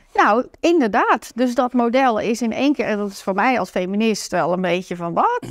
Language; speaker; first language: Dutch; native; Dutch